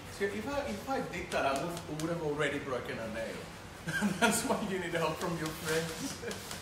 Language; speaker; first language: English; early bilingual, other home language; Greek